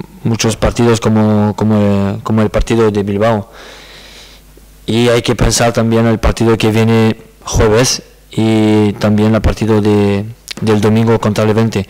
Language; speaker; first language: Spanish; non-native, learner; French